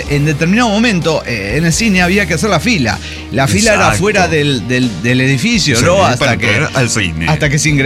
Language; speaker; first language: Spanish; native; Spanish